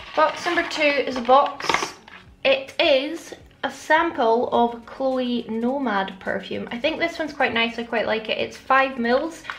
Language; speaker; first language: English; native; English